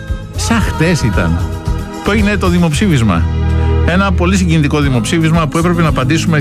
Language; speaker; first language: Greek; native; Greek